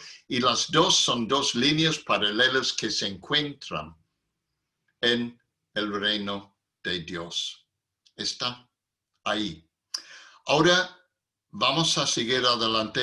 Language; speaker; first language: Spanish; non-native, fluent; English